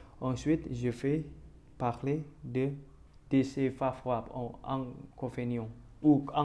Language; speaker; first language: French; non-native, learner; Indonesian